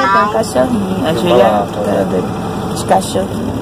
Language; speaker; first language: Portuguese; native; Portuguese